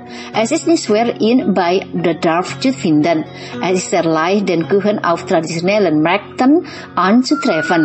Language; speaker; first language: German; non-native, fluent; Indonesian